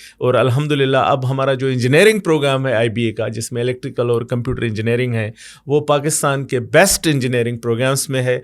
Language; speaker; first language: Urdu; non-native, local second language; Sindhi